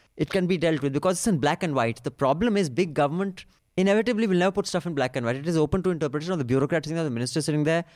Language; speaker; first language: English; non-native, local second language; Hindi